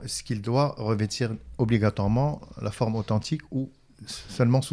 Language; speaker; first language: French; non-native, local second language; Arabic